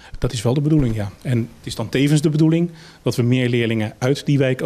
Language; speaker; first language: Dutch; native; Dutch